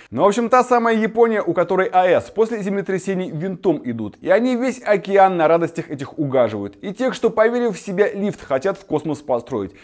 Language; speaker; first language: Russian; native; Russian